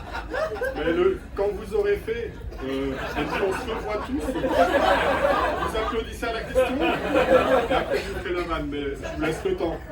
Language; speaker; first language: French; native; French